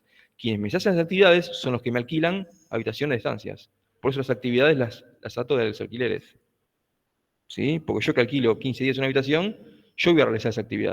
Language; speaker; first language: Spanish; native; Spanish